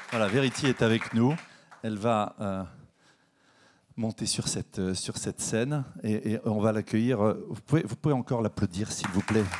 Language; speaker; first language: French; native; French